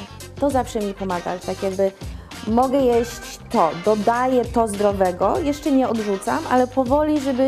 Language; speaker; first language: Polish; early bilingual, heritage; Polish